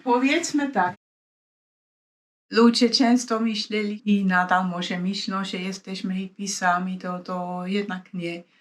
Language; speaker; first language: Polish; non-native, fluent; Swiss German